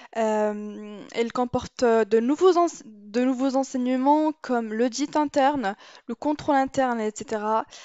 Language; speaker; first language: French; non-native, local second language; Arabic